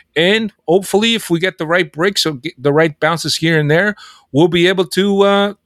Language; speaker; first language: English; early bilingual, other home language; Portuguese